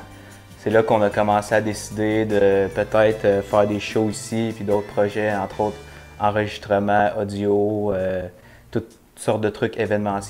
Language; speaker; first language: French; native; French